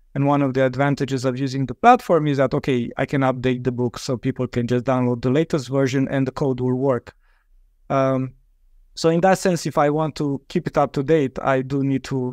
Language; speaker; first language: English; non-native, fluent; Romanian